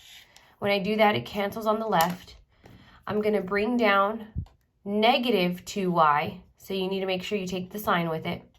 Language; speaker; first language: English; native; English